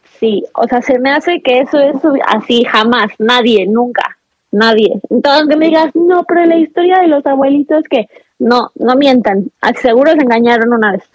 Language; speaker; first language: Spanish; native; Spanish